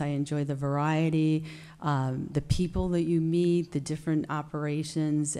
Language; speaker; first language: English; native; English